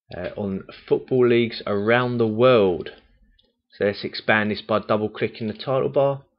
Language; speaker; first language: English; native; English